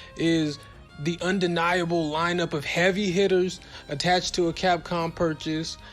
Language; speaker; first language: English; native; English